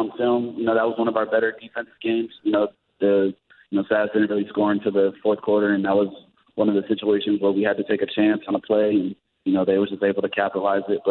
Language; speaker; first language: English; native; English